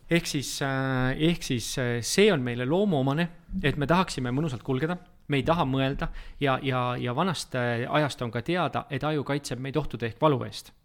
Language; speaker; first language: Estonian; native; Estonian